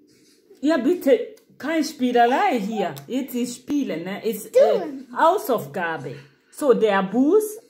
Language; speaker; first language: German; non-native, local second language; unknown